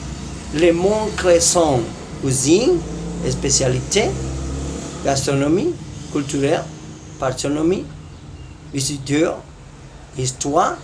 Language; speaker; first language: French; non-native, learner; Spanish